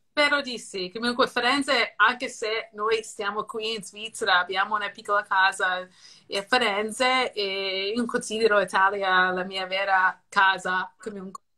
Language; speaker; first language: Italian; non-native, fluent; English